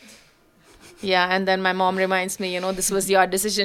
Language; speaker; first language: English; non-native, local second language; Malayalam